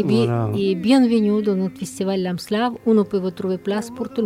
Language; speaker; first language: French; non-native, learner; Russian